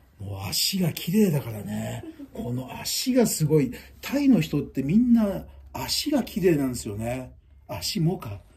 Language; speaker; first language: Japanese; native; Japanese